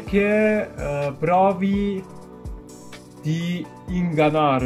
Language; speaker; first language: Italian; non-native, fluent; French